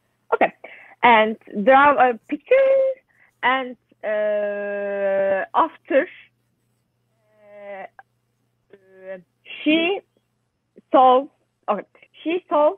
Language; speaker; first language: English; non-native, learner; Turkish